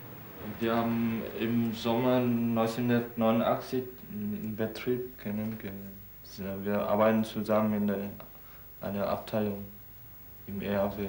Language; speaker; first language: German; non-native, learner; Vietnamese